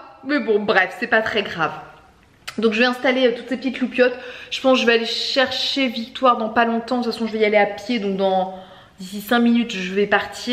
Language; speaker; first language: French; native; French